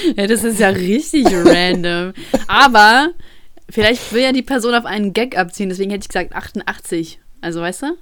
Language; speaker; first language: German; early bilingual, other home language; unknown